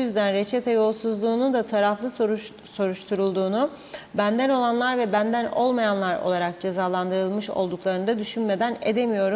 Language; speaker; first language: Turkish; native; Turkish